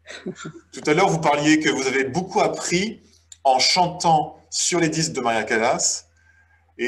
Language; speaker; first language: French; native; French